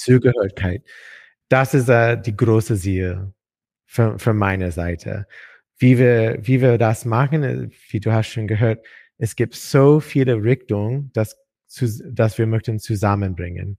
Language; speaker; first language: German; non-native, learner; English